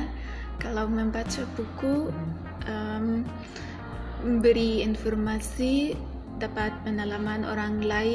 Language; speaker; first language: Indonesian; non-native, learner; Arabic